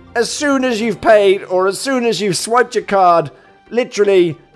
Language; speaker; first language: English; native; English